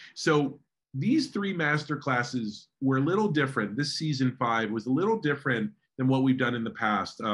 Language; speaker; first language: English; early bilingual, other home language; Spanish